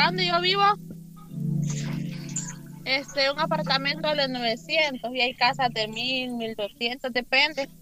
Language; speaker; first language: Spanish; native; Spanish